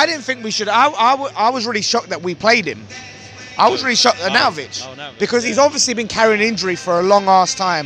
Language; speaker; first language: English; native; English